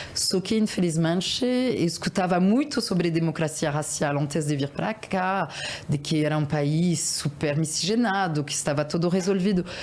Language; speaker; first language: Portuguese; non-native, fluent; French